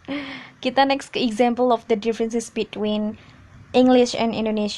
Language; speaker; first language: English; non-native, learner; Indonesian